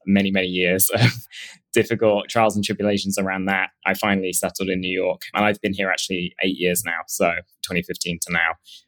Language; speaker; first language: English; native; English